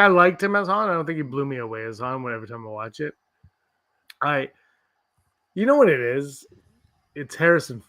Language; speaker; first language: English; native; English